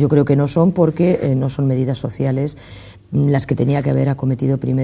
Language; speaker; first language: Spanish; native; Spanish